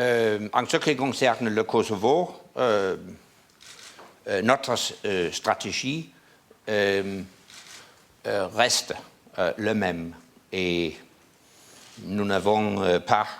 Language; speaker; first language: French; non-native, learner; Danish